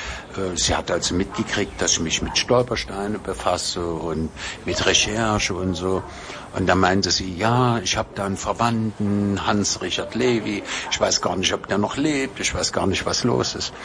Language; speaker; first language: German; native; German